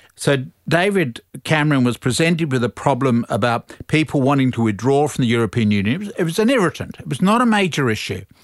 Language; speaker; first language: English; native; English